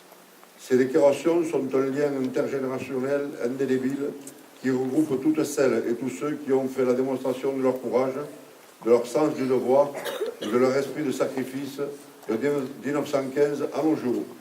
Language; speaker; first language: French; native; French